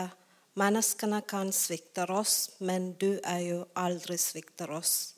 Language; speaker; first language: Norwegian; non-native, learner; Tamil